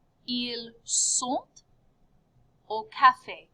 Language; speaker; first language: French; non-native, fluent; English